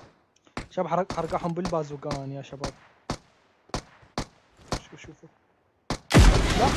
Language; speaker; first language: Arabic; native; Arabic